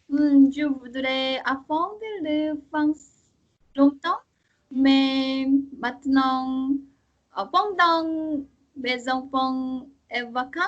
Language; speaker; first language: French; non-native, learner; Korean